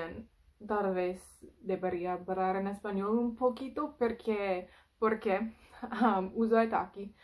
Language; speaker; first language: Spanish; non-native, learner; English